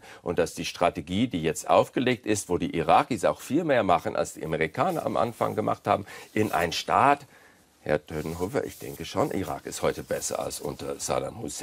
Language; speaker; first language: German; non-native, fluent; English